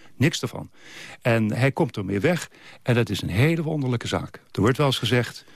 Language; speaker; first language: Dutch; native; Dutch